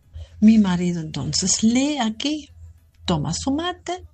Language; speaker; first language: Spanish; non-native, fluent; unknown